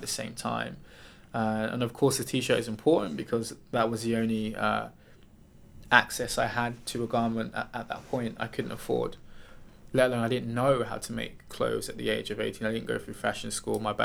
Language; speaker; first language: English; native; English